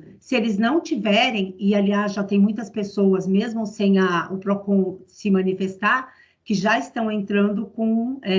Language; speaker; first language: Portuguese; native; Portuguese